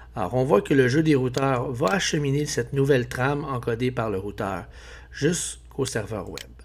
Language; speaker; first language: French; native; French